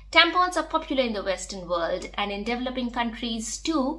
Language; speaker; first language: English; non-native, local second language; Bangla